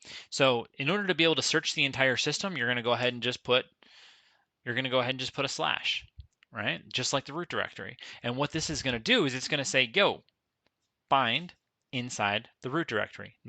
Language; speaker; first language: English; native; English